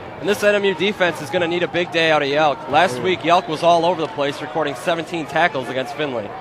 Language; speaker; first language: English; native; English